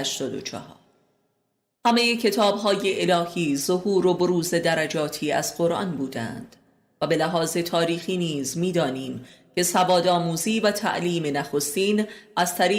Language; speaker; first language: Persian; native; Persian